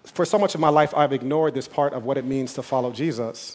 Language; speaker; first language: English; native; English